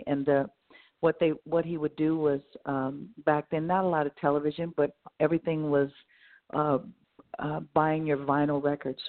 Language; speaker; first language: English; native; English